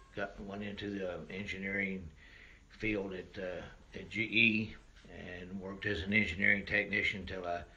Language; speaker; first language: English; native; English